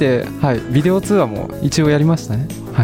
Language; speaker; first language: Japanese; native; Japanese